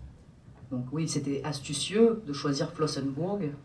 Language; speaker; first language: French; native; French